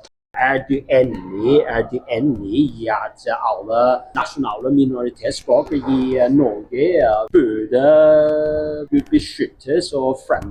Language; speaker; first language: Norwegian; non-native, learner; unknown